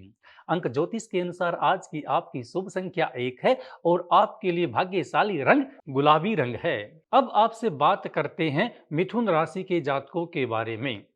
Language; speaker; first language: Hindi; native; Hindi